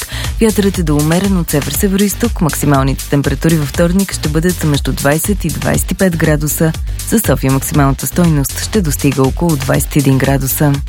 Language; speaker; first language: Bulgarian; native; Bulgarian